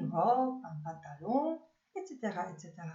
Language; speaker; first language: French; non-native, fluent; Macedonian